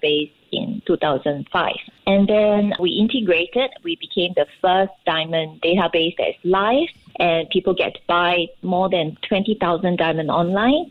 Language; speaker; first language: English; non-native, local second language; Cantonese